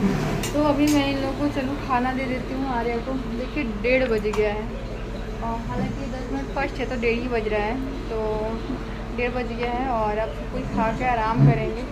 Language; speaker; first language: Hindi; native; Hindi